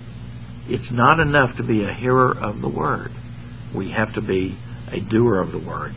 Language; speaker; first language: English; native; English